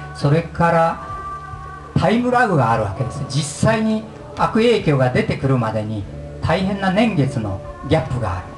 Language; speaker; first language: Japanese; native; Japanese